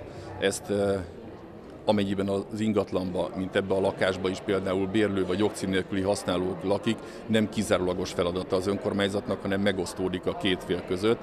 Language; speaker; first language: Hungarian; native; Hungarian